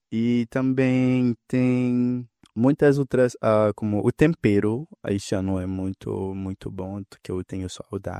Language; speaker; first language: Portuguese; non-native, fluent; Haitian Creole